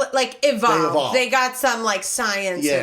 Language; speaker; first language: English; native; English